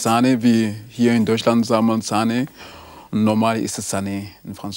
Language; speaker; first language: German; non-native, fluent; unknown